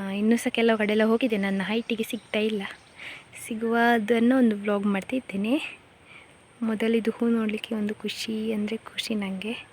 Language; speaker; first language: Kannada; non-native, local second language; Konkani